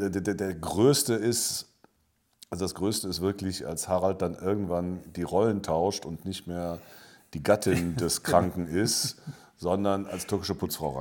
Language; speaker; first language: German; native; German